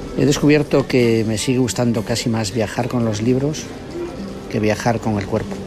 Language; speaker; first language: Spanish; native; Spanish